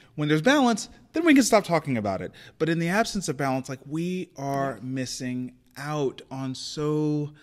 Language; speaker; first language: English; native; English